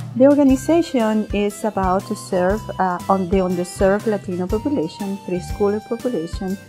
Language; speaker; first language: English; non-native, fluent; Spanish